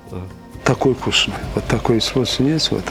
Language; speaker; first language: Russian; non-native, learner; Azerbaijani